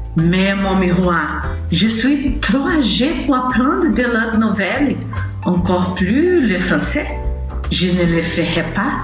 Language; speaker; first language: French; non-native, learner; Portuguese